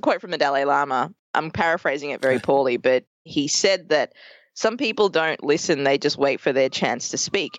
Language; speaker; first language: English; native; English